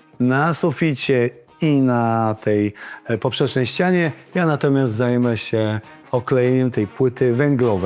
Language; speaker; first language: Polish; native; Polish